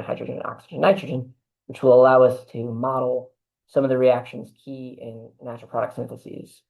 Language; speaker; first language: English; native; English